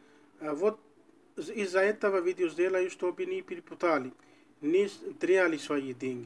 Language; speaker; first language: Russian; non-native, learner; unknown